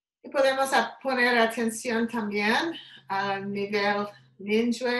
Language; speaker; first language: Spanish; non-native, learner; English